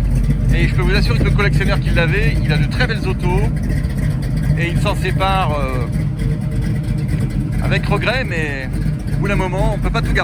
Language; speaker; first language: French; native; French